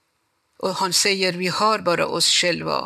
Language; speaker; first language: Swedish; non-native, fluent; Persian